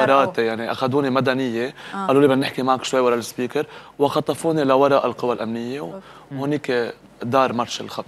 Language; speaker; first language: Arabic; native; Arabic